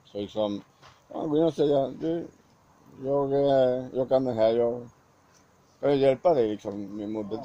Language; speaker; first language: Swedish; non-native, learner; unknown